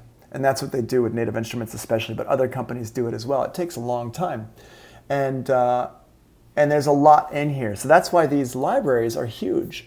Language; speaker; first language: English; native; English